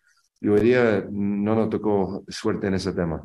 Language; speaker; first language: Spanish; early bilingual, other home language; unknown